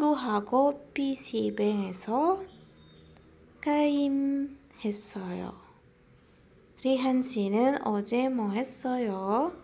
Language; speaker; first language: Korean; non-native, fluent; Indonesian